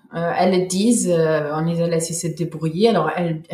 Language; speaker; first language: French; non-native, fluent; German